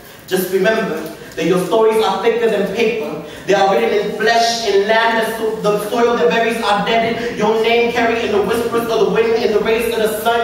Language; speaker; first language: English; early bilingual, other home language; Spanish